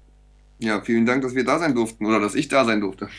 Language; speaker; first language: German; native; German